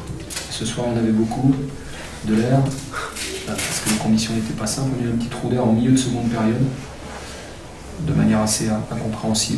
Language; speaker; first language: French; native; French